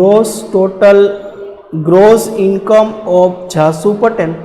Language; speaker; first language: English; non-native, local second language; Gujarati